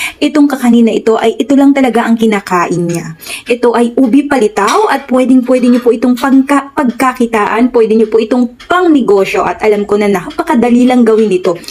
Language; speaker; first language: Filipino; non-native, local second language; Waray